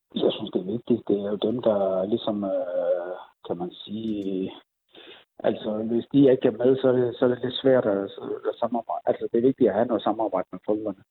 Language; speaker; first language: Danish; native; Danish